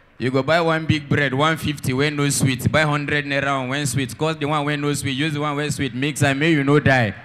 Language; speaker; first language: Nigerian Pidgin; non-native, local second language; Hausa